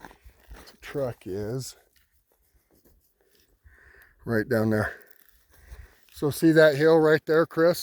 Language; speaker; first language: English; native; English